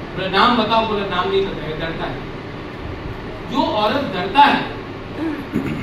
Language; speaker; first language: Hindi; non-native, local second language; Bangla